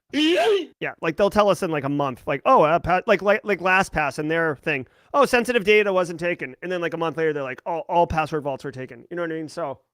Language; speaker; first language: English; native; English